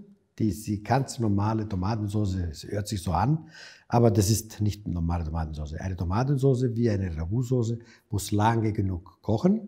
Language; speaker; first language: German; non-native, fluent; Italian